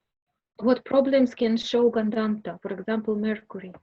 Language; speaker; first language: English; non-native, learner; Russian